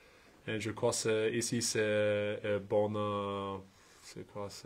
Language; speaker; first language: French; non-native, learner; English